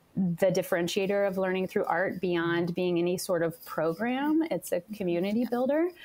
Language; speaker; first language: English; native; English